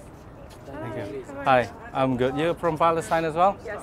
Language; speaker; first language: English; non-native, fluent; Indonesian